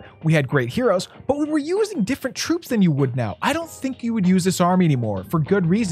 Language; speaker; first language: English; native; English